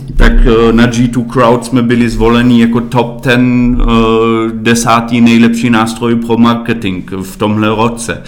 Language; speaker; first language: Czech; early bilingual, heritage; Czech